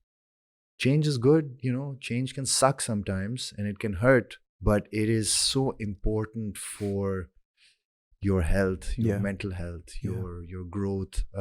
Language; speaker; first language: English; non-native, local second language; Urdu